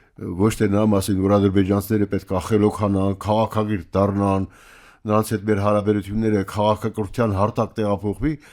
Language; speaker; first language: Armenian; native; Armenian